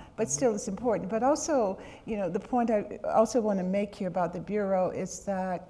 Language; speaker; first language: English; native; English